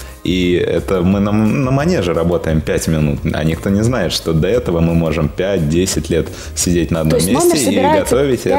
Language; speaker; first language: Russian; native; Russian